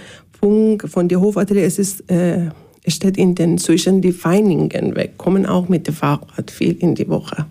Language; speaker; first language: German; non-native, learner; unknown